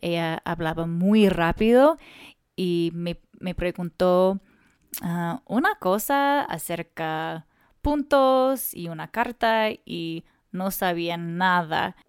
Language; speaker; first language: Spanish; non-native, learner; English